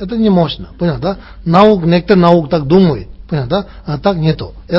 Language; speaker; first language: Russian; non-native, learner; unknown